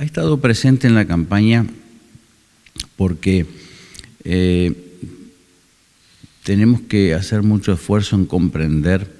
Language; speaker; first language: Spanish; native; Spanish